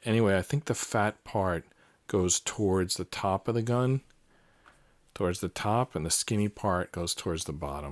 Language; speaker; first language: English; native; English